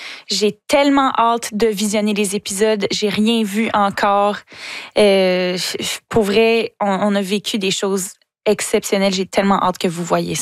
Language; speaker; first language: French; native; French